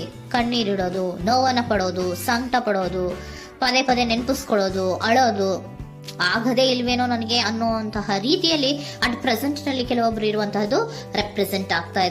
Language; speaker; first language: Kannada; native; Kannada